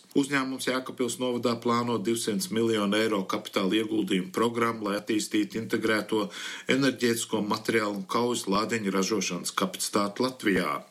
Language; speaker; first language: Latvian; early bilingual, heritage; Latvian